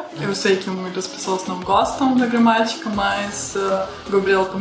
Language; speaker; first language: Portuguese; non-native, fluent; Russian